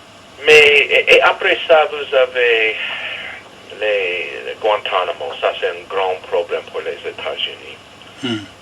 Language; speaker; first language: French; non-native, fluent; English